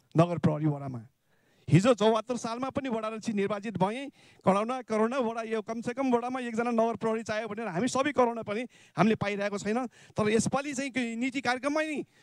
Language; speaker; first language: Nepali; non-native, local second language; Newari